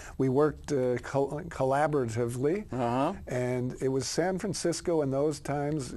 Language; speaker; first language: English; native; English